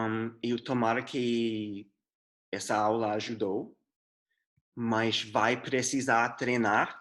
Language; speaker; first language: Portuguese; non-native, fluent; English